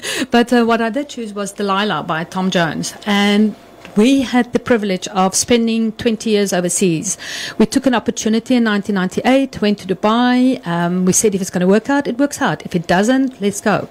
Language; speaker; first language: English; non-native, local second language; Afrikaans